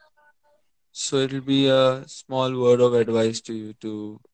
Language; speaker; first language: English; non-native, local second language; Hindi